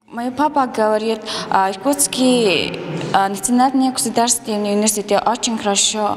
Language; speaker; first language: Russian; non-native, learner; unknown